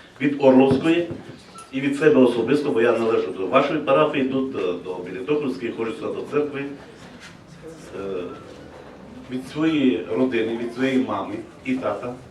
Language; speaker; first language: Ukrainian; native; Ukrainian